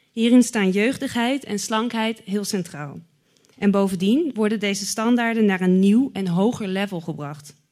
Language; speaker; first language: Dutch; native; Dutch